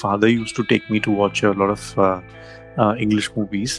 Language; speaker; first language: English; non-native, local second language; Tamil